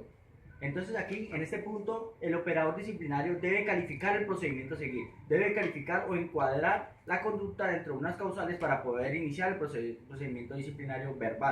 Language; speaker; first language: Spanish; native; Spanish